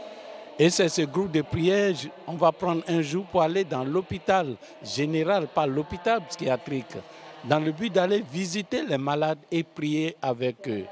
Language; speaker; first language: French; non-native, local second language; Fon